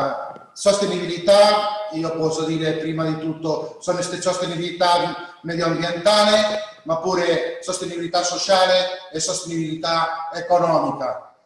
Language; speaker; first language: Italian; non-native, learner; Spanish